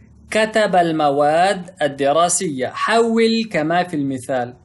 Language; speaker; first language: Arabic; non-native, fluent; Pashto